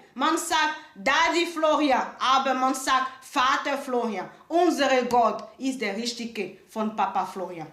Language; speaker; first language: German; non-native, learner; French